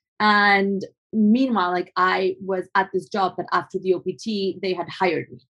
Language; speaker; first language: English; non-native, fluent; Spanish